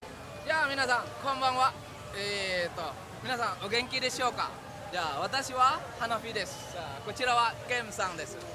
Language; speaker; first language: Japanese; non-native, learner; Indonesian